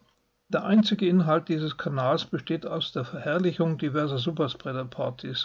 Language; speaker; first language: German; native; German